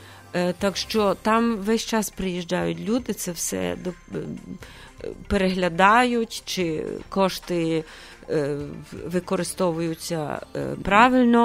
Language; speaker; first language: Ukrainian; early bilingual, heritage; Ukrainian